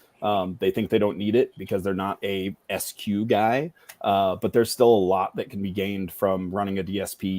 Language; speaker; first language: English; native; English